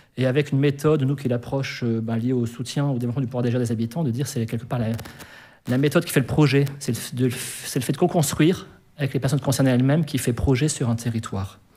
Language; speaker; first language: French; native; French